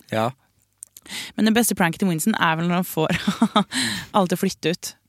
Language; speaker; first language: Norwegian; native; Norwegian